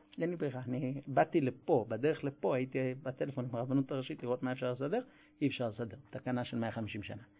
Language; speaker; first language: Hebrew; non-native, fluent; English